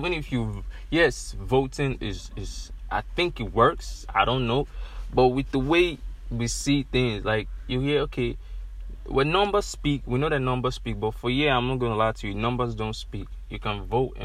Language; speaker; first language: English; non-native, local second language; Yoruba